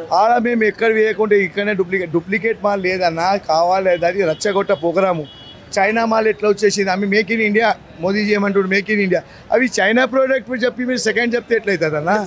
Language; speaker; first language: Telugu; non-native, local second language; Gujarati